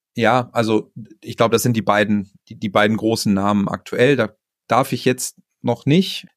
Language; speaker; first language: German; native; German